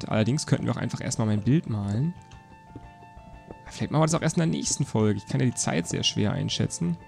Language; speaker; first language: German; native; German